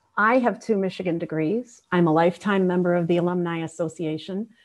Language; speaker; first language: English; native; English